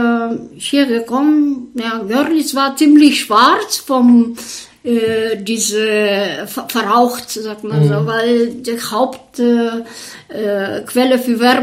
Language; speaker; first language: German; non-native, fluent; Bulgarian